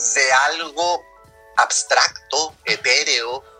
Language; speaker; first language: Spanish; native; Spanish